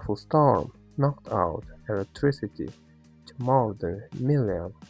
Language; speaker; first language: English; non-native, learner; Ukrainian